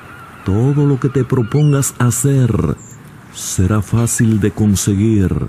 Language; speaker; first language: Spanish; native; Spanish